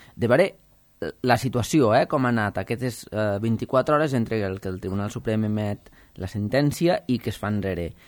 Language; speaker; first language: Catalan; native; Catalan